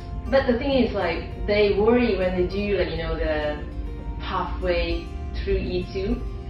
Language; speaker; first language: English; non-native, fluent; Vietnamese